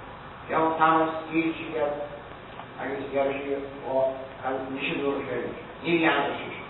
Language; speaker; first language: Irish; native; Irish